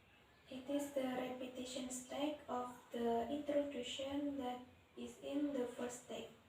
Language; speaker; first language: English; non-native, learner; Indonesian